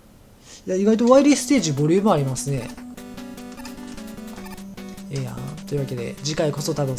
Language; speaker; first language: Japanese; native; Japanese